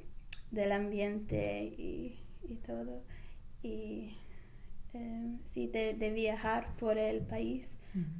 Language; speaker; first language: Spanish; non-native, fluent; English